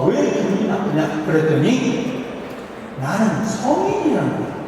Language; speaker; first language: Korean; native; Korean